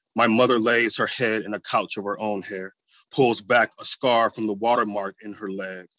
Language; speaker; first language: English; native; English